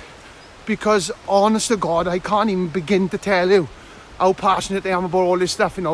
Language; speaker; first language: English; native; English